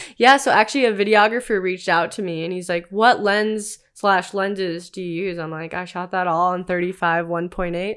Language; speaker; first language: English; native; English